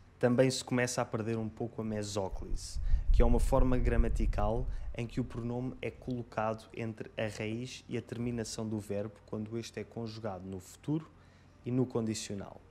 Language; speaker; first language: Portuguese; native; Portuguese